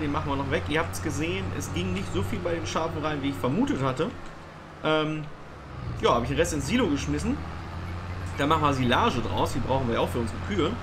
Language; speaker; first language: German; native; German